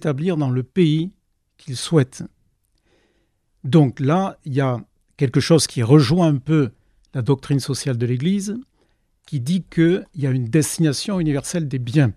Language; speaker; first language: French; native; French